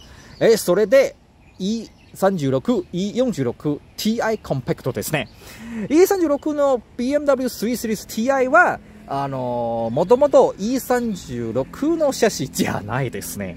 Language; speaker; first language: Japanese; non-native, learner; Chinese